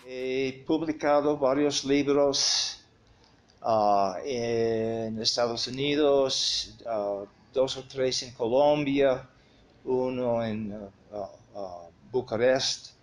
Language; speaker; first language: Spanish; non-native, fluent; English